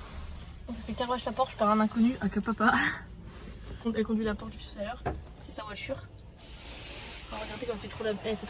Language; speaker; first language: French; native; French